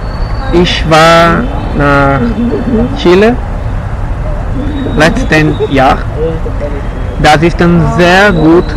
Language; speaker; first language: German; non-native, learner; Portuguese